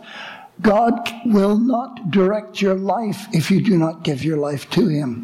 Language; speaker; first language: English; native; English